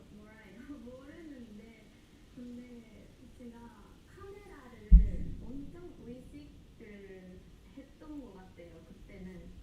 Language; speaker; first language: Korean; non-native, fluent; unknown